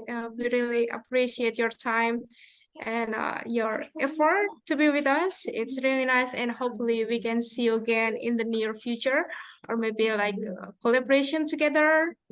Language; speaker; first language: English; non-native, fluent; Indonesian